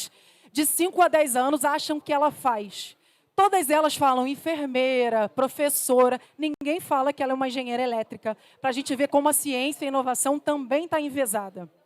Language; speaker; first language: Portuguese; native; Portuguese